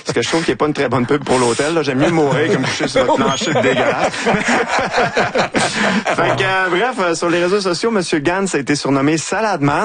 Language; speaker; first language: French; native; French